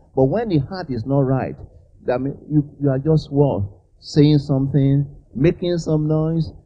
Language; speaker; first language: English; non-native, local second language; Yoruba